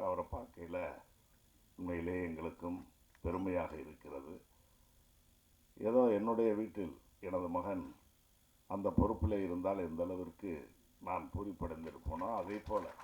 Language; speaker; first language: Tamil; native; Tamil